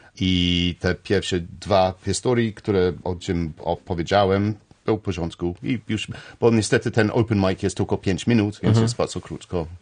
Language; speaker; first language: Polish; non-native, learner; English